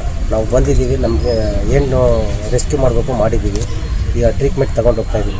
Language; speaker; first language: Kannada; native; Kannada